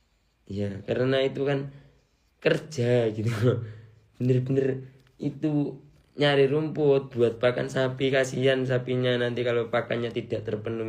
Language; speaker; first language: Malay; non-native, local second language; Javanese